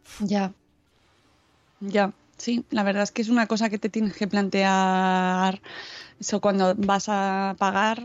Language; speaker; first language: Spanish; native; Spanish